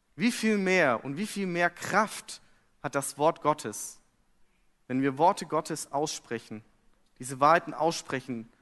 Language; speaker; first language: German; native; German